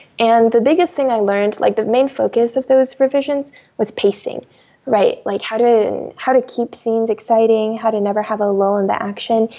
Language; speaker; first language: English; early bilingual, other home language; Chinese